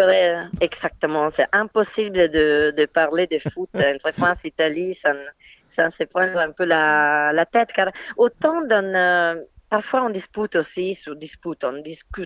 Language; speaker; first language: French; non-native, fluent; Italian